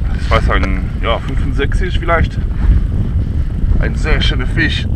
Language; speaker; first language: German; non-native, fluent; French